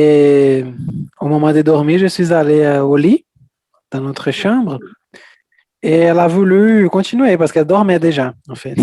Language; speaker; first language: French; non-native, fluent; Portuguese